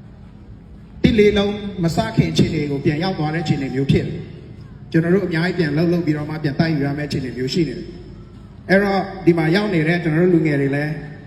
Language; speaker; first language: Burmese; non-native, local second language; Western Kayah